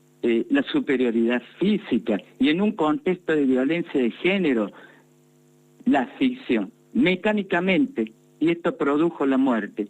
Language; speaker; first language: Spanish; native; Spanish